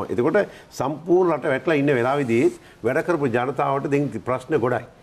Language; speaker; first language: Sinhala; non-native, local second language; Tamil